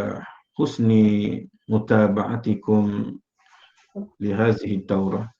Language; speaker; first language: Arabic; non-native, fluent; Malay